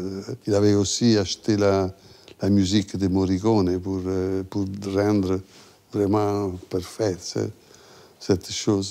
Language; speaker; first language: French; non-native, fluent; Italian